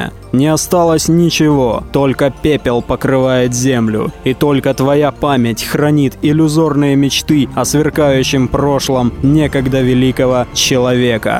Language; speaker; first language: Russian; native; Russian